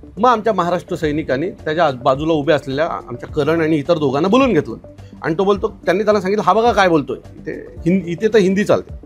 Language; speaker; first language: Marathi; native; Marathi